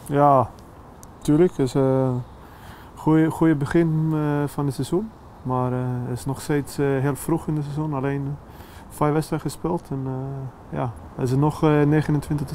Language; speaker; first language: Dutch; non-native, fluent; Swedish